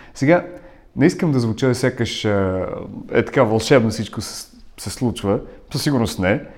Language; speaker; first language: Bulgarian; non-native, fluent; Russian